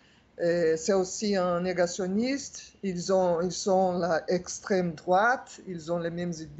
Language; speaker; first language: French; non-native, fluent; Portuguese